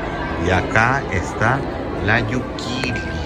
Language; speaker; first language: Spanish; native; Spanish